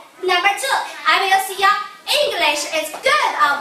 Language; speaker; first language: English; non-native, learner; Chinese